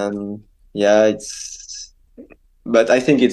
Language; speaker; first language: English; non-native, learner; French